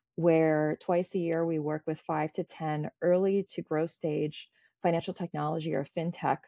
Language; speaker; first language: English; early bilingual, other home language; Croatian